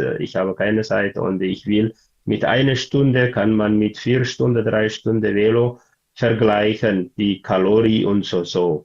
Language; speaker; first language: German; non-native, learner; Tigrinya